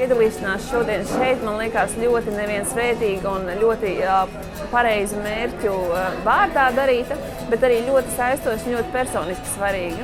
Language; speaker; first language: Latvian; native; Latvian